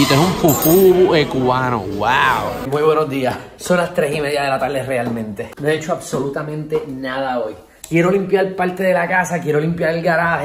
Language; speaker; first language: Spanish; native; Spanish